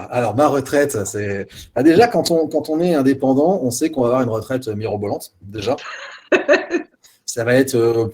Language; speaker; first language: French; native; French